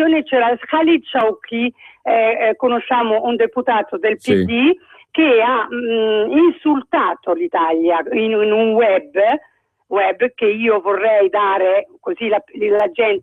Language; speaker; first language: Italian; non-native, fluent; Arabic